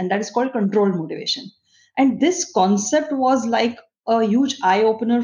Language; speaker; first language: English; non-native, local second language; Marathi